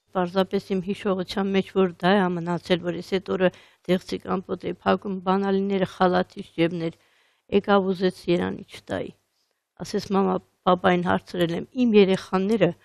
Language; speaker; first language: Armenian; native; Armenian